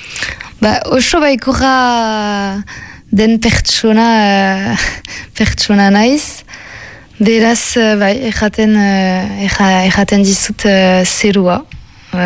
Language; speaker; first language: Basque; non-native, local second language; French